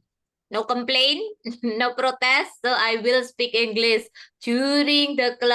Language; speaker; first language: English; non-native, fluent; Indonesian